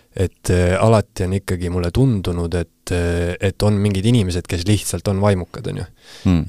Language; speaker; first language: Estonian; native; Estonian